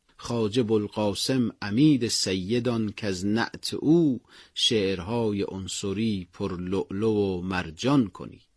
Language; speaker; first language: Persian; native; Persian